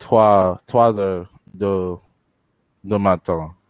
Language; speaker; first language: French; non-native, learner; English